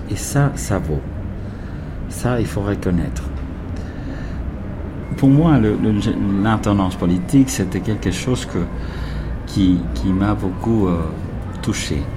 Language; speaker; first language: French; non-native, fluent; Spanish